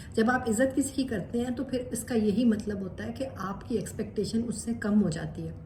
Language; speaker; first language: Urdu; native; Urdu